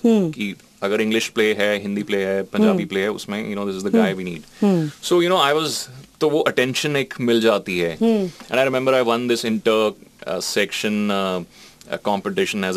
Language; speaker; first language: English; non-native, local second language; Punjabi